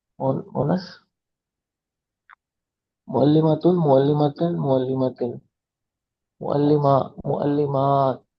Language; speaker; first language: Arabic; non-native, learner; Urdu